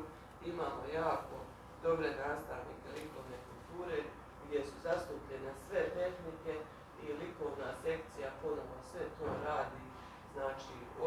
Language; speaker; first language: Bosnian; native; Bosnian